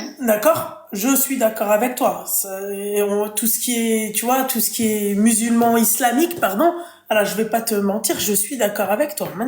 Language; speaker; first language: French; early bilingual, other home language; Arabic